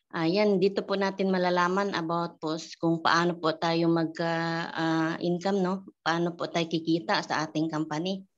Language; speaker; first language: Filipino; non-native, local second language; Cebuano